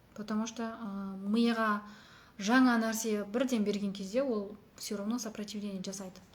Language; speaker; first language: Russian; non-native, local second language; Kazakh